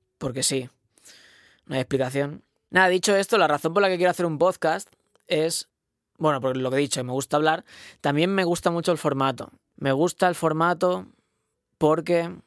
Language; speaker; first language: Spanish; non-native, local second language; Catalan